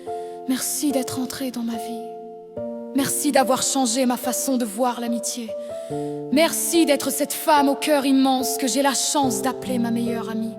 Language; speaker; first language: French; native; French